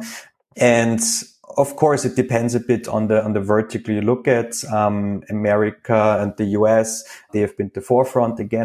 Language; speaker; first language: English; non-native, fluent; German